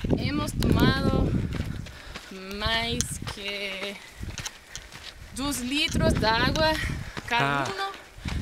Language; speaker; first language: Portuguese; non-native, learner; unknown